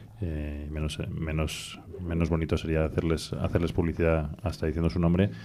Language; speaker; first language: Spanish; native; Spanish